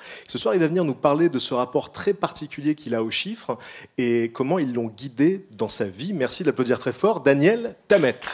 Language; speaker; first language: French; native; French